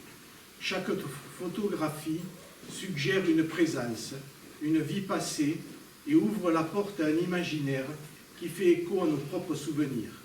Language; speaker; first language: French; native; French